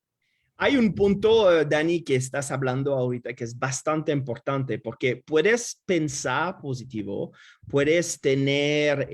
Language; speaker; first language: Spanish; non-native, fluent; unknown